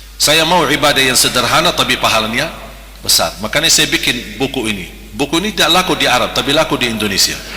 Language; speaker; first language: Malay; non-native, fluent; Arabic